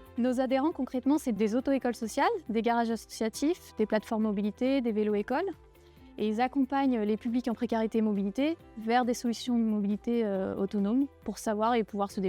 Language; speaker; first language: French; native; French